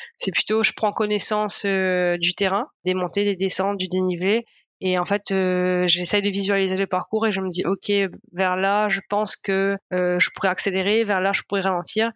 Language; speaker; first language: French; non-native, local second language; Morisyen